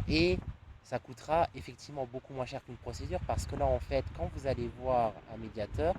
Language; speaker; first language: French; native; French